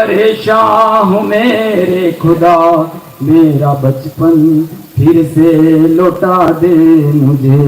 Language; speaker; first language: Hindi; non-native, local second language; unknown